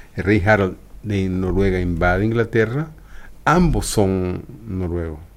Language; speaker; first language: Spanish; native; Spanish